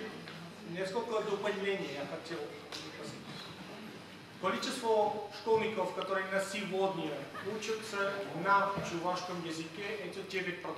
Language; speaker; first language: Russian; non-native, fluent; Catalan